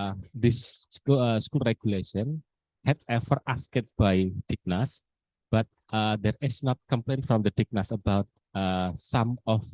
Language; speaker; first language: English; non-native, learner; Indonesian